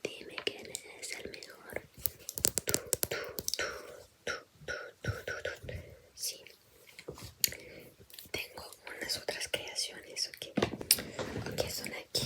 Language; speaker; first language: Spanish; non-native, fluent; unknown